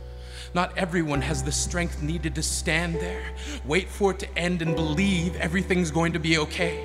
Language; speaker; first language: English; native; English